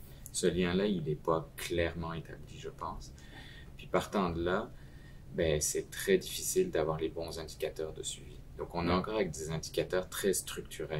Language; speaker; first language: French; native; French